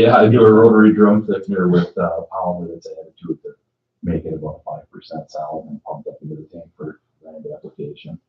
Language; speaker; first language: English; native; English